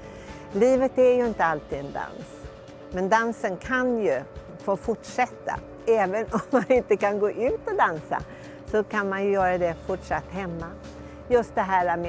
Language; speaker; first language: Swedish; native; Swedish